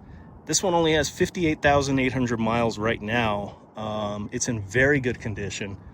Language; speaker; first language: English; native; English